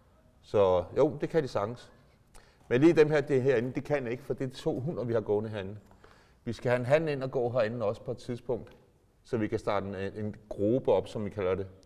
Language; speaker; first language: Danish; native; Danish